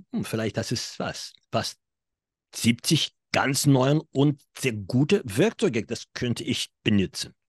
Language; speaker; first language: German; non-native, fluent; English